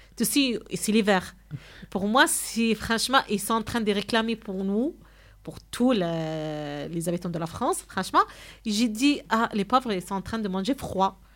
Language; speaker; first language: French; non-native, local second language; Arabic